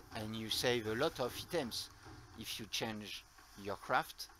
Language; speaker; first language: English; non-native, learner; French